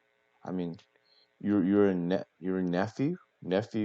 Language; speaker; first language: English; non-native, learner; Korean